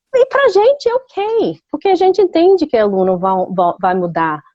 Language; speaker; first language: Portuguese; non-native, fluent; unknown